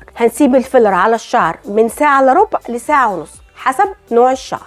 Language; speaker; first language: Arabic; native; Arabic